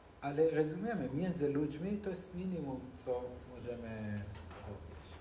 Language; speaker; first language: Polish; non-native, learner; Hebrew